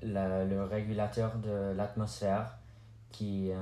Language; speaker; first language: French; non-native, learner; English